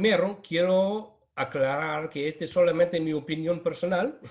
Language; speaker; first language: Spanish; non-native, fluent; English